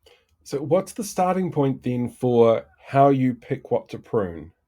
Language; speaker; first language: English; native; English